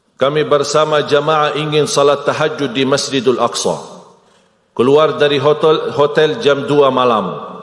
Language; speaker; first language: Malay; non-native, fluent; Arabic